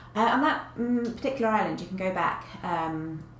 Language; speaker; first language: English; native; English